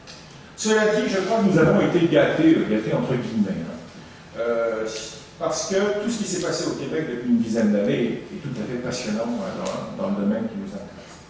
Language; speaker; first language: French; native; French